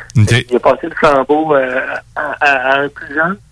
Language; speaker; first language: French; native; French